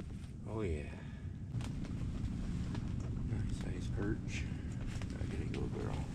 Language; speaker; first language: English; native; English